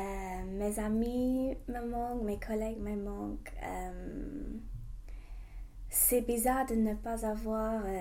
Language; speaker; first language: French; non-native, fluent; English